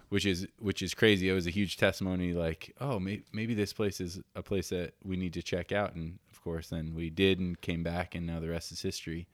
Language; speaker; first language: English; native; English